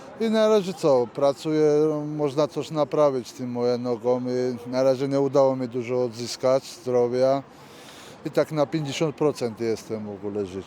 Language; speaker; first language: Polish; non-native, learner; Georgian